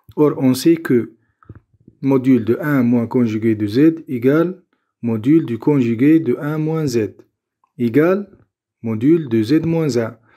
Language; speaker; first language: French; non-native, local second language; Arabic